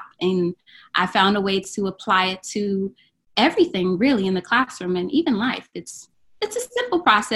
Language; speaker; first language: English; native; English